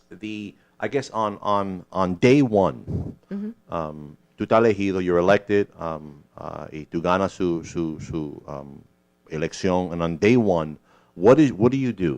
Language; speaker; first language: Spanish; early bilingual, heritage; English